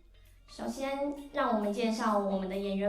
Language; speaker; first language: Chinese; native; Chinese